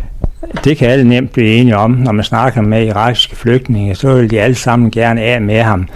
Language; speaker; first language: Danish; native; Danish